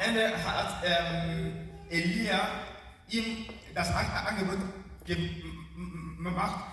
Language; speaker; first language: German; non-native, learner; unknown